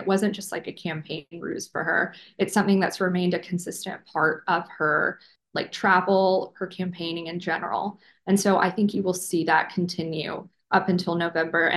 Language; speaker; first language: English; native; English